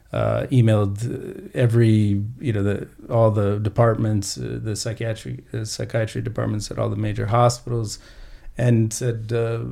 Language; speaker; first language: English; native; English